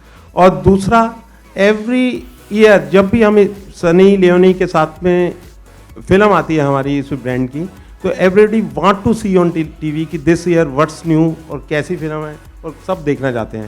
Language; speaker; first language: Hindi; native; Hindi